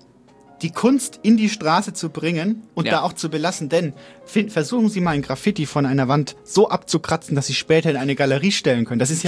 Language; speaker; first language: German; native; German